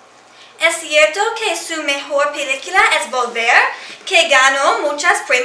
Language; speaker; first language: Spanish; non-native, learner; English